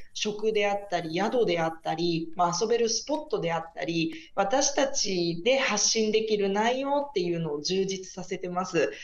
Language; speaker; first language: Japanese; native; Japanese